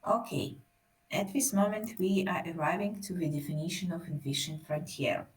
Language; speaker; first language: English; non-native, fluent; Russian